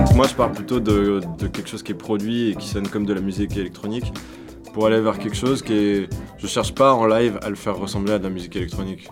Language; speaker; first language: French; native; French